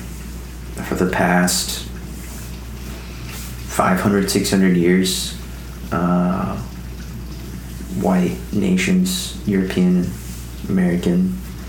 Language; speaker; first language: English; native; English